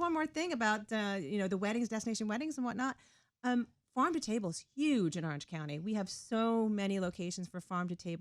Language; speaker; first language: English; native; English